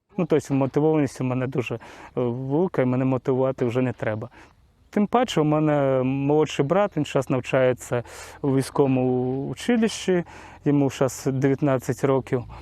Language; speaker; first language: Ukrainian; non-native, local second language; Russian